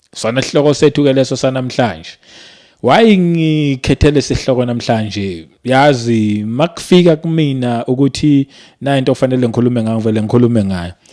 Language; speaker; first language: Zulu; native; Zulu